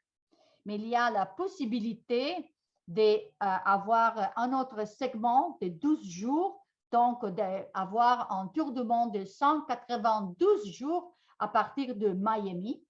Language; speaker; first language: French; non-native, fluent; Italian